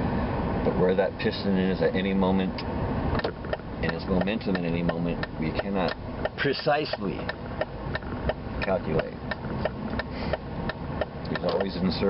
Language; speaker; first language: English; native; English